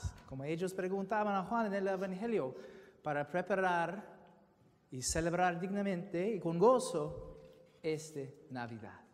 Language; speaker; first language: Spanish; non-native, fluent; English